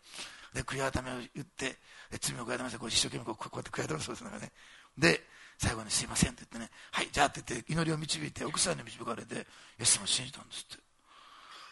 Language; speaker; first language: Japanese; native; Japanese